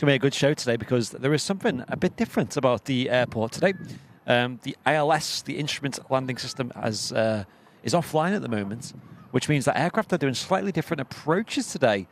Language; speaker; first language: English; native; English